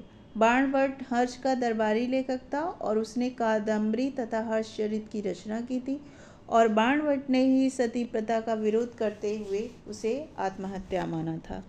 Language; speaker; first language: Hindi; native; Hindi